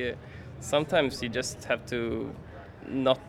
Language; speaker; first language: English; non-native, fluent; Swedish